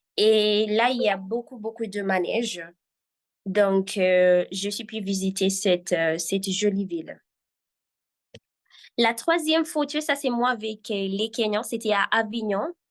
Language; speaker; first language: French; non-native, fluent; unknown